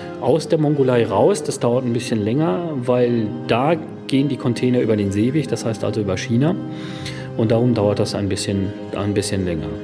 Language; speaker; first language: German; native; German